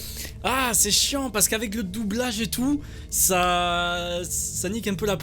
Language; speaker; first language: French; native; French